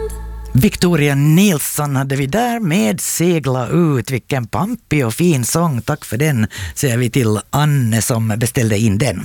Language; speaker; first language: Swedish; native; Swedish